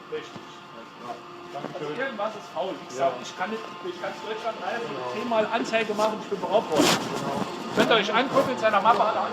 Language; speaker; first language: German; native; German